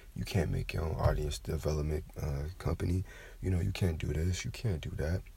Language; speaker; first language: English; native; English